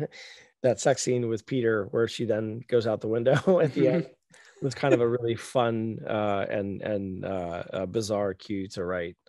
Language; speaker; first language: English; native; English